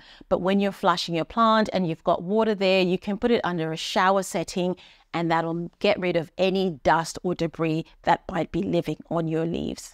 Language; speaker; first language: English; native; English